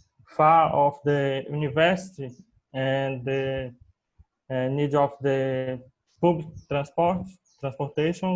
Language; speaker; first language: English; non-native, learner; Portuguese